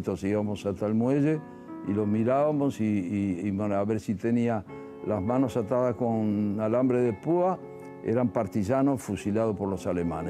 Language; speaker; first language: Spanish; early bilingual, other home language; Italian